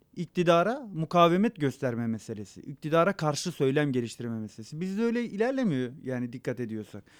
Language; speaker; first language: Turkish; non-native, local second language; Zaza